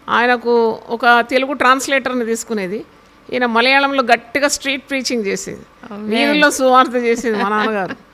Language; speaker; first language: Telugu; non-native, local second language; Malayalam